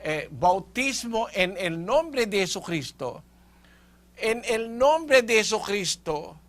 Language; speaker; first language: Spanish; non-native, fluent; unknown